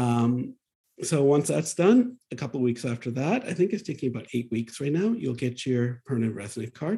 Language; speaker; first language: English; native; English